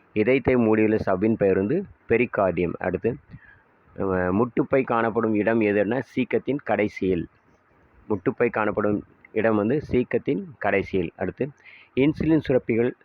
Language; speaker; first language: Tamil; native; Tamil